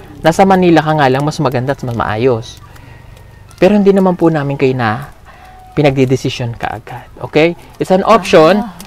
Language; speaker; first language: Filipino; native; Filipino